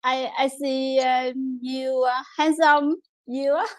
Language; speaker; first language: English; non-native, learner; Vietnamese